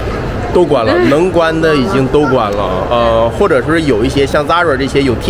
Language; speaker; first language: Chinese; native; Chinese